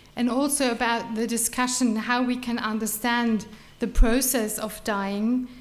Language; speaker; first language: English; non-native, fluent; German